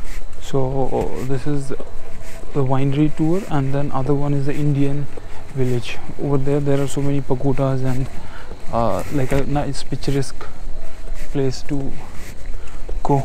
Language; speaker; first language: English; non-native, local second language; Hindi